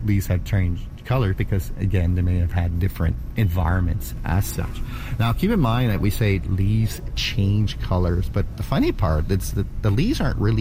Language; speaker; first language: English; native; English